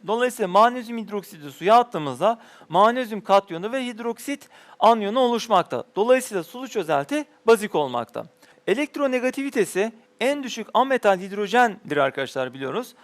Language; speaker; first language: Turkish; native; Turkish